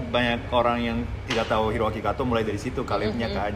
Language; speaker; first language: Indonesian; non-native, fluent; Japanese